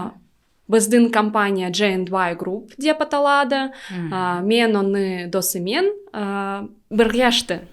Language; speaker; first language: Kazakh; non-native, learner; Russian